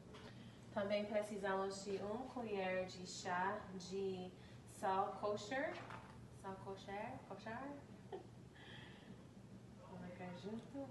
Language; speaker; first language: Portuguese; non-native, learner; English